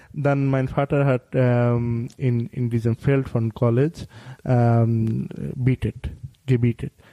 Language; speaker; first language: German; non-native, learner; Bangla